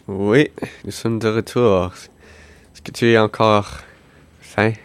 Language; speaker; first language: French; non-native, local second language; English